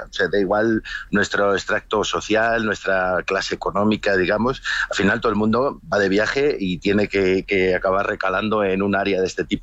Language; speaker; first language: Spanish; native; Spanish